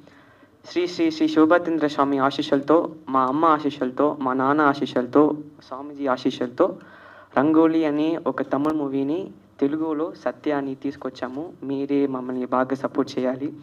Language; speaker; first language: Telugu; early bilingual, heritage; Telugu